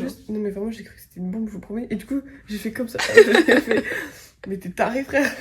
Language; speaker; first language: French; native; French